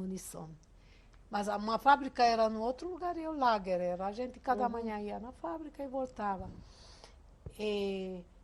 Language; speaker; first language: Portuguese; non-native, fluent; Hungarian